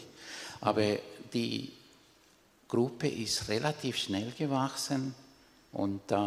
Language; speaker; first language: German; non-native, fluent; Spanish